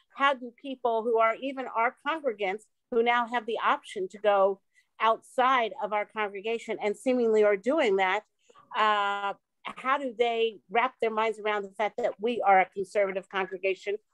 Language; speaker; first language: English; native; English